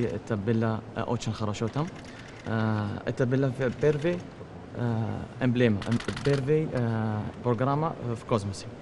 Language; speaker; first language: Russian; non-native, learner; Arabic